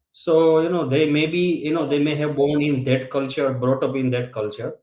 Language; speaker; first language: English; non-native, local second language; Gujarati